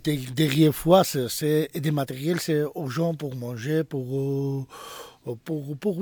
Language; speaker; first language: French; non-native, learner; Georgian